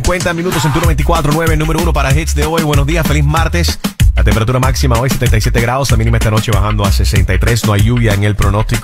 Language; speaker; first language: Spanish; native; Spanish